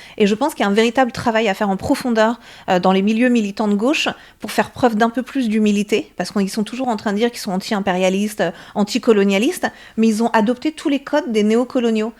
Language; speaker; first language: French; early bilingual, other home language; Persian